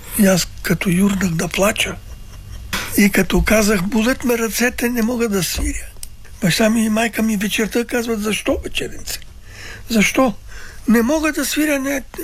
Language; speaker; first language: Bulgarian; early bilingual, other home language; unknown